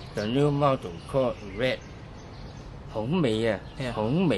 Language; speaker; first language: English; non-native, local second language; Cantonese